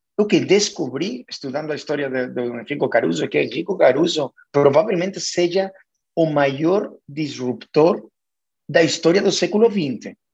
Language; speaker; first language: Portuguese; non-native, fluent; Spanish